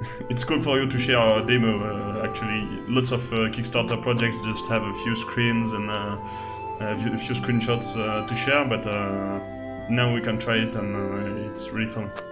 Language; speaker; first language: English; non-native, fluent; French